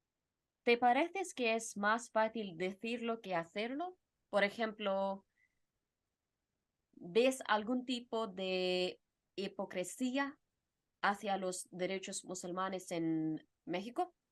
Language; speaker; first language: Spanish; non-native, fluent; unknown